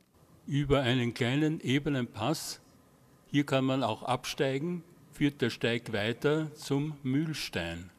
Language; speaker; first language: German; native; German